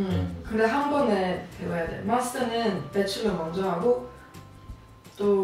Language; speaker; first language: Korean; non-native, fluent; Swedish